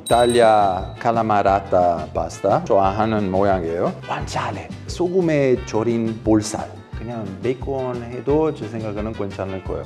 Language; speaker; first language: Korean; non-native, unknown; Italian